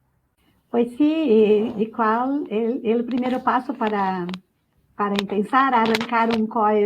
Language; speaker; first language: Spanish; non-native, fluent; Portuguese